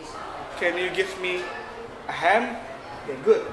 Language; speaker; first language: English; non-native, fluent; Indonesian